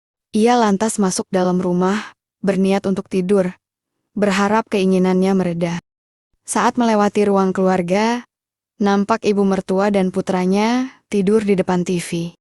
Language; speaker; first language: Indonesian; native; Indonesian